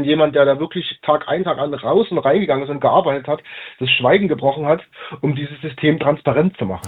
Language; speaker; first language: German; native; German